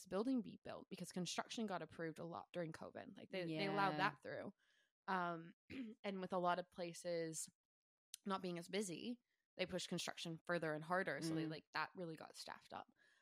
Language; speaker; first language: English; native; English